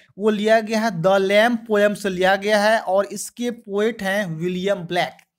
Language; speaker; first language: Hindi; native; Hindi